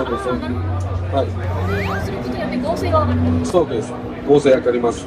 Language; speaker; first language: Japanese; non-native, learner; Chinese